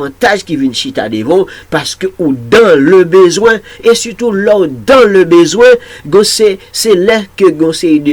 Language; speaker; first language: French; non-native, local second language; Haitian Creole